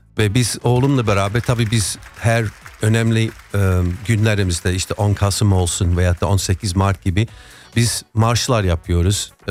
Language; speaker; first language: Turkish; non-native, fluent; English